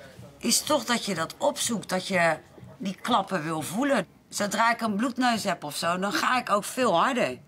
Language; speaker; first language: Dutch; native; Dutch